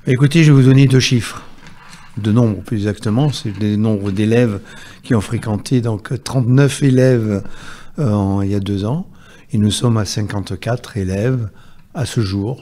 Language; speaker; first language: French; native; French